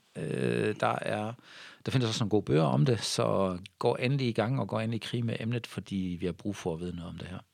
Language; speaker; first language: Danish; native; Danish